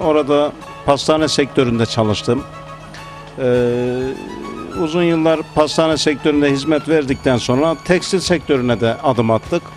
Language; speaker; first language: Turkish; native; Turkish